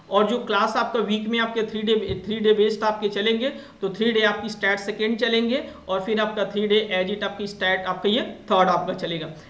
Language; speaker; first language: Hindi; native; Hindi